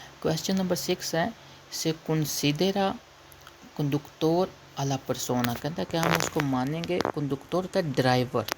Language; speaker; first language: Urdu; non-native, local second language; Punjabi